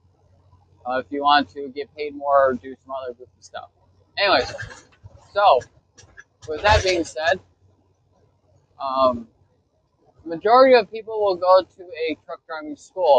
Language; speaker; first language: English; native; English